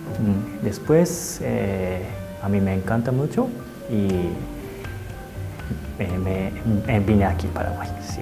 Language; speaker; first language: Spanish; non-native, learner; Japanese